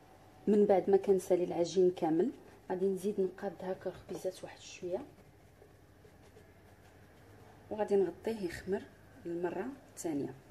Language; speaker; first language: Arabic; native; Arabic